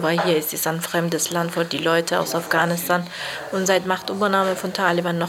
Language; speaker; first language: German; non-native, learner; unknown